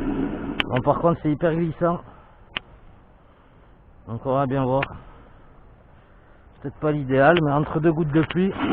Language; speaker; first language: French; native; French